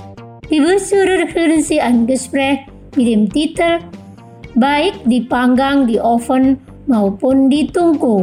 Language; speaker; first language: German; non-native, fluent; Indonesian